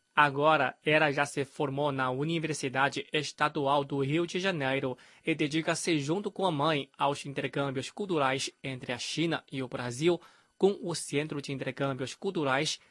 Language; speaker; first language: Portuguese; non-native, fluent; Chinese